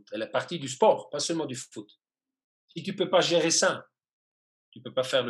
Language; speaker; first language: French; non-native, fluent; German